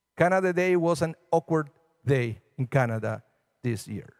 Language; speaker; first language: English; non-native, fluent; Spanish